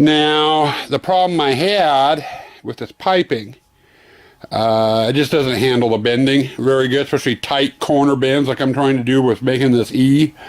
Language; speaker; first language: English; native; English